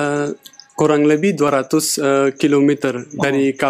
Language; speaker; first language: Indonesian; non-native, fluent; Pashto